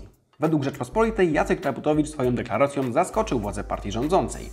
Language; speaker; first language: Polish; native; Polish